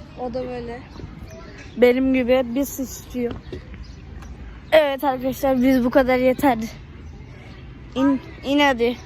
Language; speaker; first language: Turkish; native; Turkish